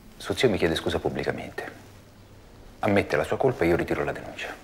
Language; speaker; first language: Italian; native; Italian